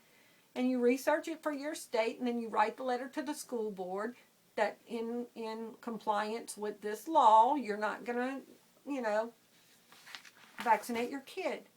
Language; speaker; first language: English; native; English